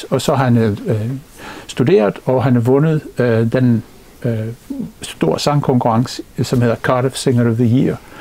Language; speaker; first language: Danish; non-native, fluent; English